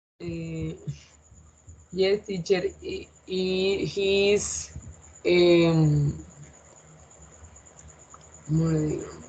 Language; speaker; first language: English; non-native, learner; Spanish